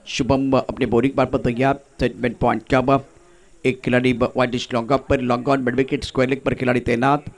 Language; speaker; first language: Hindi; non-native, local second language; Marathi